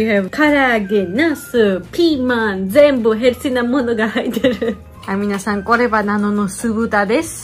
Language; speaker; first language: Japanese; non-native, fluent; Georgian